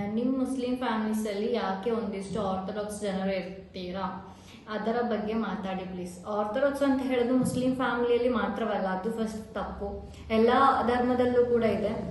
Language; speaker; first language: Kannada; non-native, local second language; Malayalam